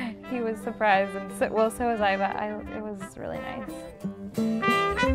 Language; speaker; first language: English; native; English